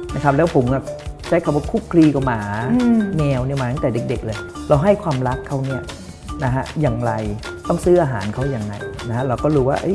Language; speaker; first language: Thai; native; Thai